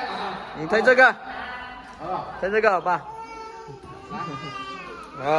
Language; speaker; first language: Chinese; native; Chinese